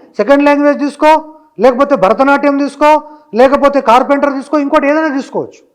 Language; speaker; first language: Telugu; native; Telugu